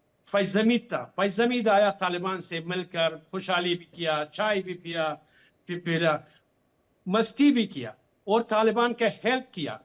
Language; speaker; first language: Hindi; non-native, fluent; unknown